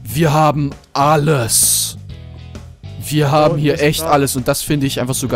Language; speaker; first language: German; native; German